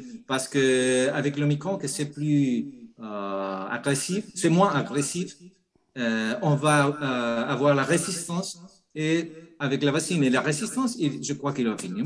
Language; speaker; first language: French; non-native, fluent; Spanish